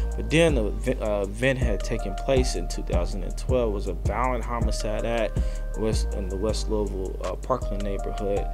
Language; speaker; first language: English; native; English